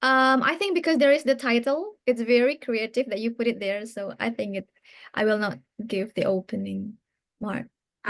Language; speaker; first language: English; non-native, fluent; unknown